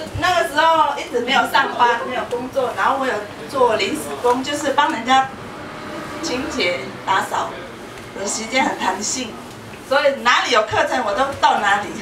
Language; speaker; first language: Chinese; non-native, fluent; Hakka Chinese